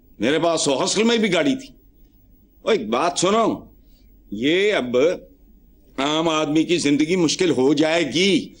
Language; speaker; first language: Urdu; non-native, local second language; Punjabi